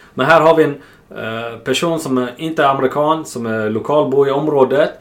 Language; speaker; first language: Swedish; non-native, fluent; Arabic